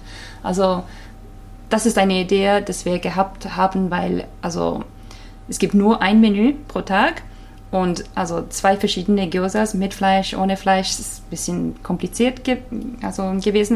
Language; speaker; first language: German; non-native, fluent; Japanese